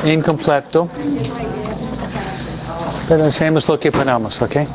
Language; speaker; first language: Spanish; non-native, fluent; English